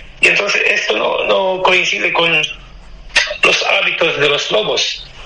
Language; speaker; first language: Spanish; non-native, fluent; Romanian